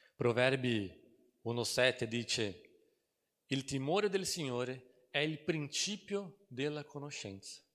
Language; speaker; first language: Italian; non-native, fluent; Portuguese